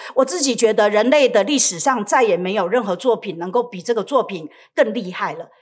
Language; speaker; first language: Chinese; native; Chinese